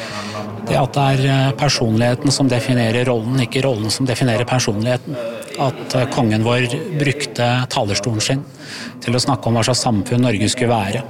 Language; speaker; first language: Norwegian; native; Norwegian